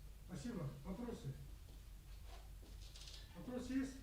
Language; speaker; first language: Russian; native; Russian